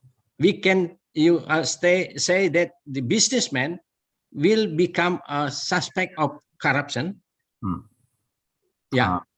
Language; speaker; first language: English; non-native, learner; Indonesian